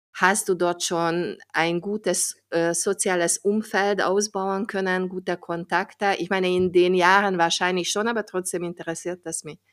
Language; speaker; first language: German; non-native, fluent; Hungarian